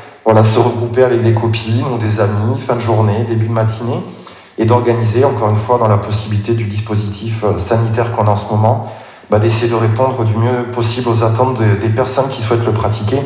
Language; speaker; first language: French; native; French